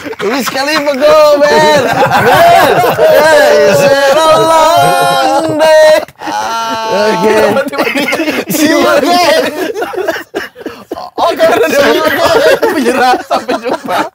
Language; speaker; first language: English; non-native, learner; Indonesian